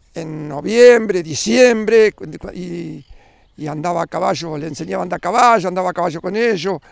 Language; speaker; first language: Spanish; native; Spanish